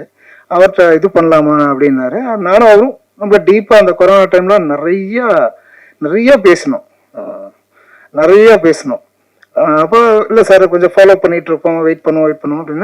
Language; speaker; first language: Tamil; native; Tamil